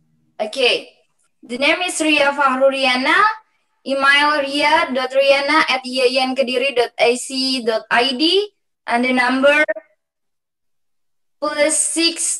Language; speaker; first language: English; non-native, learner; Indonesian